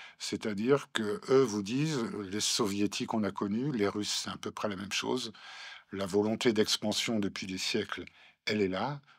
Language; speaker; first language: French; native; French